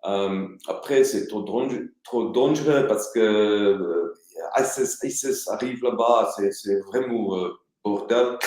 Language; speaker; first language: French; non-native, learner; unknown